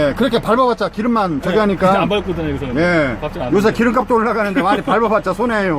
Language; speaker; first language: Korean; native; Korean